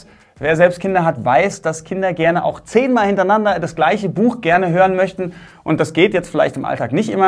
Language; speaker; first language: German; native; German